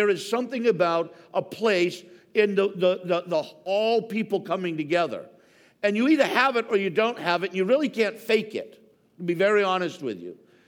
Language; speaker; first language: English; native; English